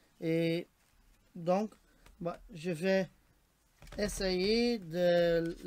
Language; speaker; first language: French; non-native, local second language; Dutch